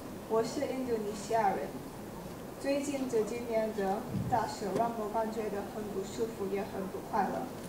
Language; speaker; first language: Chinese; non-native, learner; Indonesian